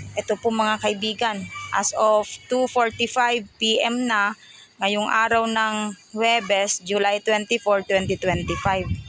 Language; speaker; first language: Filipino; non-native, local second language; Iloko